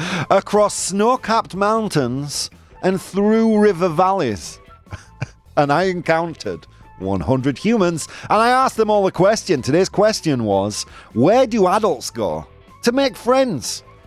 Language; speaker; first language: English; native; English